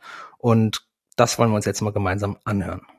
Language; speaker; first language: German; native; German